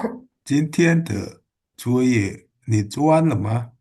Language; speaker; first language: Chinese; non-native, learner; Indonesian